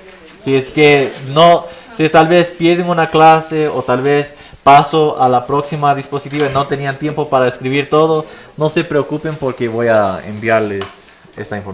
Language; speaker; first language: Spanish; non-native, fluent; English